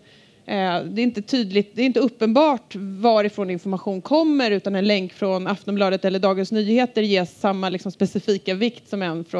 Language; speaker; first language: Swedish; native; Swedish